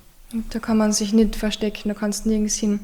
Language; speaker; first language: German; native; German